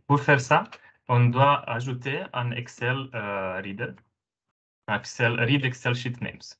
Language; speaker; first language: French; non-native, fluent; Romanian